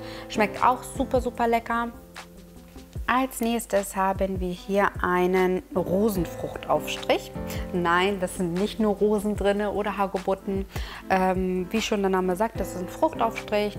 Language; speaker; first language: German; native; German